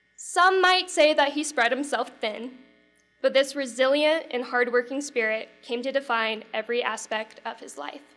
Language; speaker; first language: English; native; English